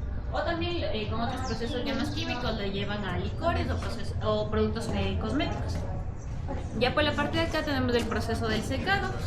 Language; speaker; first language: Spanish; native; Spanish